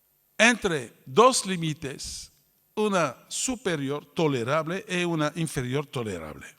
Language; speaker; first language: Spanish; non-native, fluent; French